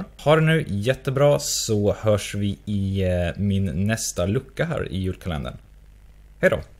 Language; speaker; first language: Swedish; native; Swedish